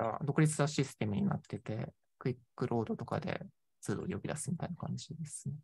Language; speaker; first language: Japanese; native; Japanese